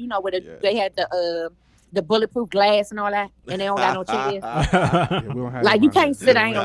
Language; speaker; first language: English; native; English